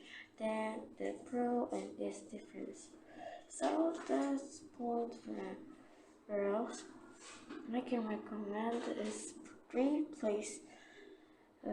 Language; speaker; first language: English; non-native, learner; Korean